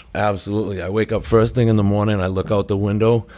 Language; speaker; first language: English; native; English